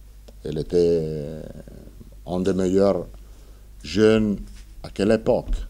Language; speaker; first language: French; non-native, fluent; Italian